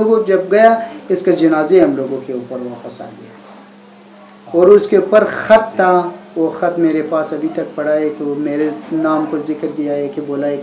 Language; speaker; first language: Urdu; non-native, learner; Persian